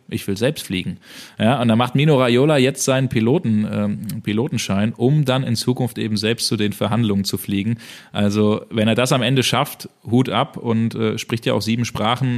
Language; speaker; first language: German; native; German